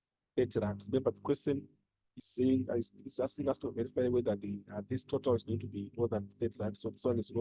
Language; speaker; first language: English; non-native, local second language; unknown